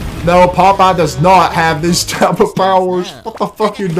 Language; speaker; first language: English; native; English